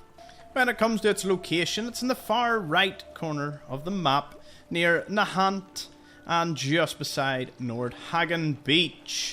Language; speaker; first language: English; native; English